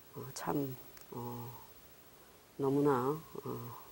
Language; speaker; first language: Korean; native; Korean